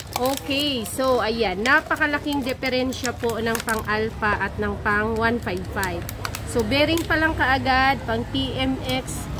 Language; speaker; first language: Filipino; native; Filipino